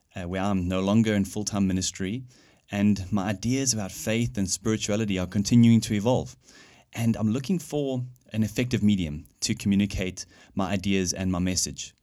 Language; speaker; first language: English; native; English